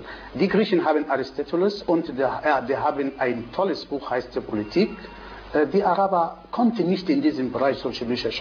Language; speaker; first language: German; non-native, fluent; Arabic